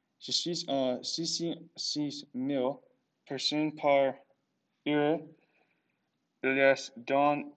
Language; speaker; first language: French; non-native, learner; English